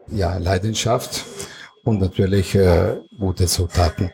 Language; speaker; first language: German; non-native, fluent; Italian